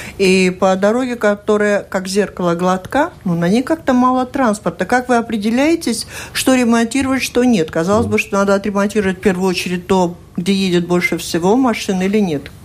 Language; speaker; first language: Russian; native; Russian